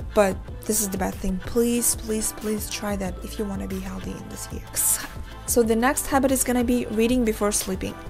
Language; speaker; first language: English; non-native, fluent; Uzbek